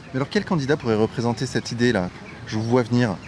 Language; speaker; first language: French; native; French